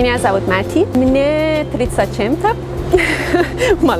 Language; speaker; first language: Russian; non-native, fluent; Persian